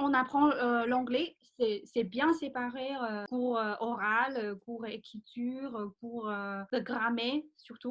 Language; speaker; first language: French; non-native, fluent; Chinese